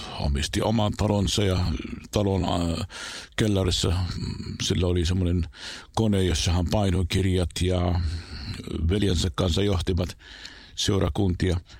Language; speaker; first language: Finnish; non-native, fluent; Arabic